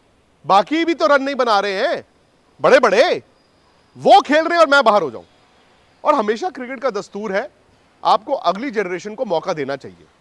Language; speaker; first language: Hindi; native; Hindi